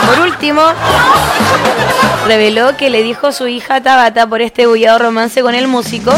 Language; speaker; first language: Spanish; native; Spanish